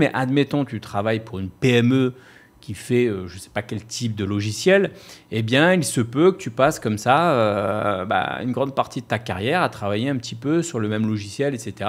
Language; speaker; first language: French; native; French